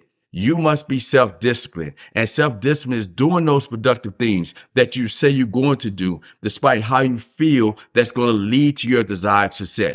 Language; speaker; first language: English; native; English